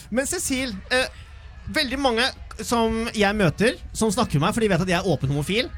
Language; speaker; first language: Norwegian; native; Norwegian